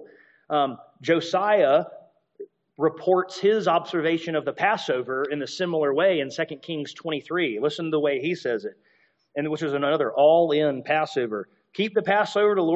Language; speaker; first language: English; native; English